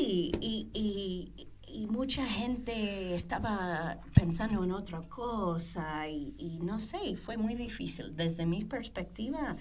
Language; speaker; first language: Spanish; non-native, fluent; English